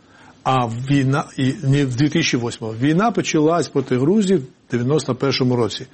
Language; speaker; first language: Ukrainian; non-native, fluent; Georgian